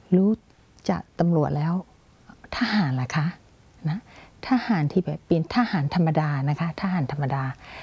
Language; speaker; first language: Thai; non-native, fluent; Burmese